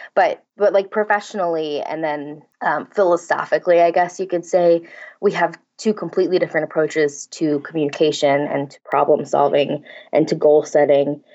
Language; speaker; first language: English; native; English